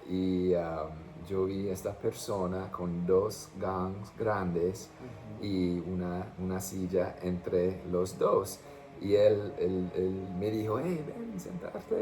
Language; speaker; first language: Spanish; non-native, fluent; English